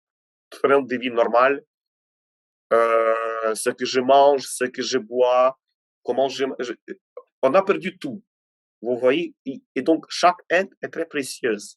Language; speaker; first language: French; non-native, fluent; Ukrainian